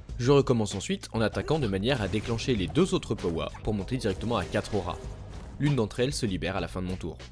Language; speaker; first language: French; native; French